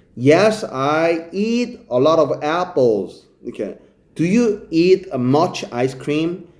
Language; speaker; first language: English; non-native, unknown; Korean